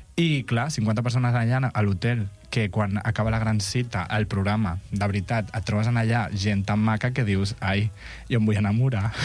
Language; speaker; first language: Catalan; non-native, local second language; Spanish